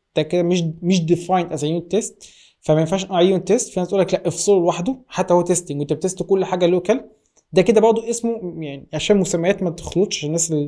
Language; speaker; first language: Arabic; native; Arabic